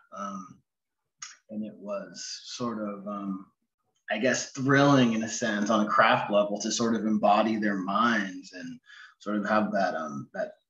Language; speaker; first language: English; native; English